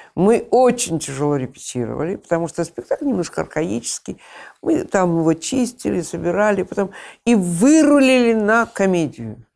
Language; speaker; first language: Russian; native; Russian